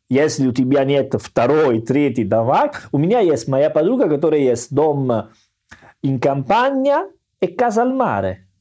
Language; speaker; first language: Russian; non-native, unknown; Italian